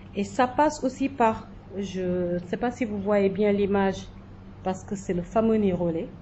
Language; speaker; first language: French; non-native, local second language; Jola-Fonyi